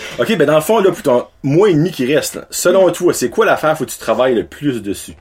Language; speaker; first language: French; native; French